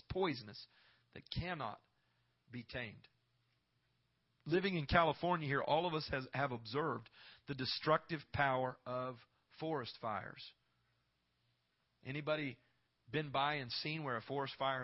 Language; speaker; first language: English; native; English